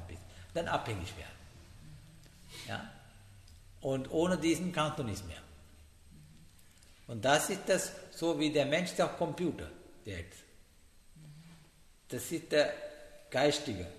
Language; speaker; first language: German; non-native, learner; Sinhala